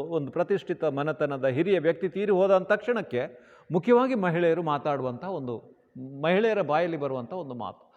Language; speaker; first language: Kannada; non-native, local second language; Tulu